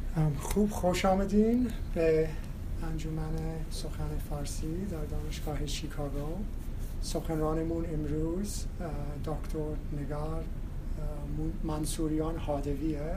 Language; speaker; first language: Persian; non-native, fluent; English